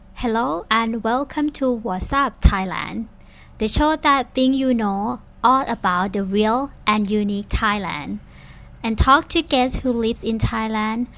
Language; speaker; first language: English; non-native, fluent; Thai